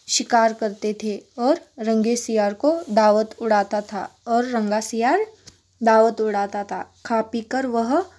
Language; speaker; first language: Hindi; non-native, local second language; Kannada